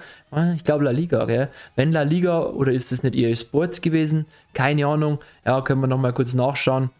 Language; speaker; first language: German; native; German